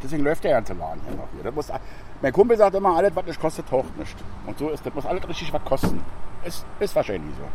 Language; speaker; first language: German; native; German